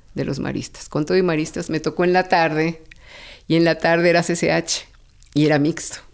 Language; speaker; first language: Spanish; native; Spanish